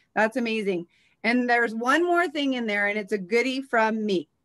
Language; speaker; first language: English; native; English